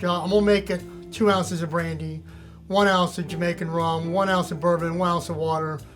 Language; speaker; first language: English; native; English